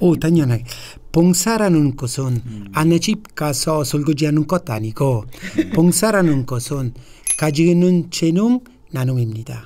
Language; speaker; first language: Korean; non-native, fluent; Italian